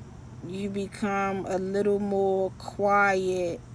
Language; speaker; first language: English; native; English